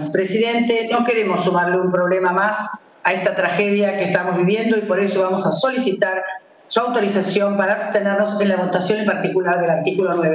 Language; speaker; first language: Spanish; native; Spanish